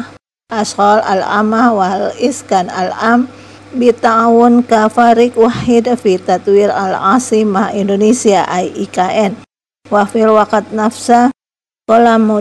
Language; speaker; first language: Arabic; non-native, fluent; Indonesian